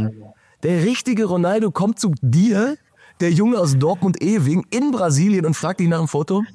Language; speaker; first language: German; native; German